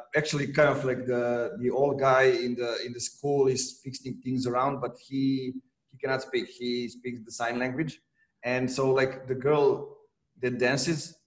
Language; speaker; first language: English; non-native, fluent; Serbian